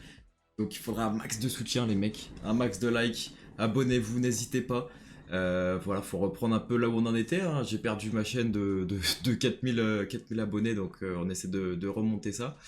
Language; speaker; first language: French; native; French